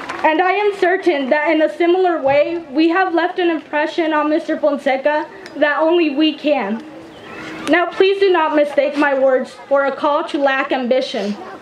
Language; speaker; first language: English; early bilingual, other home language; Spanish